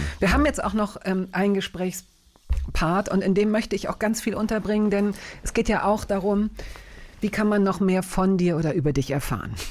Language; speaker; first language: German; native; German